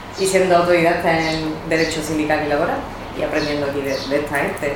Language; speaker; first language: Spanish; non-native, fluent; Italian